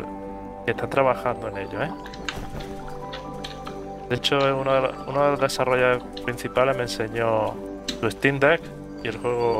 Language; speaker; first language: Spanish; native; Spanish